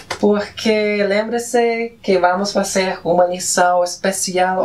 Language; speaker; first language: Portuguese; non-native, fluent; Spanish